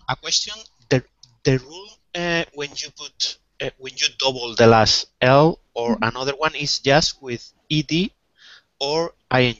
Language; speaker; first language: English; non-native, learner; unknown